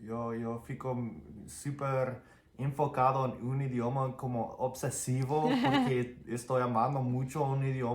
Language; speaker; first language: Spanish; non-native, fluent; English